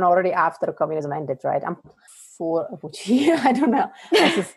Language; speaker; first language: English; non-native, fluent; Czech